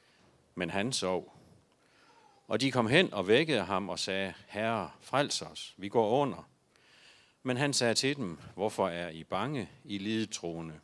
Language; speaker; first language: Danish; native; Danish